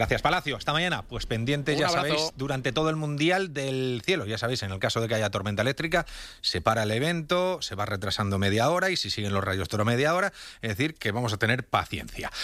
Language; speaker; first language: Spanish; native; Spanish